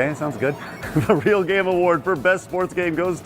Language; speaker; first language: English; native; English